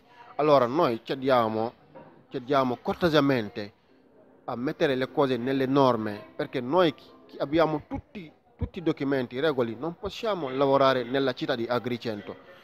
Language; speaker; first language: Italian; non-native, fluent; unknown